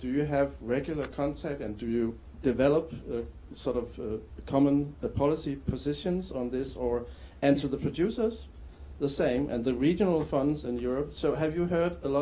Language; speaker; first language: English; non-native, fluent; Danish